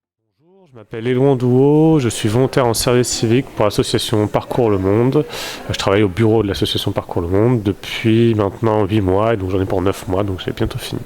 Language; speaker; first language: French; native; French